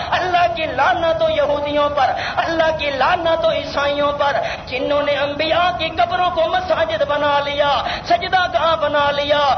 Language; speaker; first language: Urdu; non-native, local second language; Punjabi